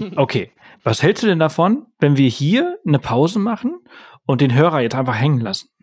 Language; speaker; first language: German; early bilingual, heritage; German